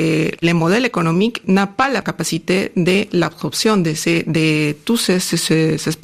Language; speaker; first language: French; non-native, learner; Spanish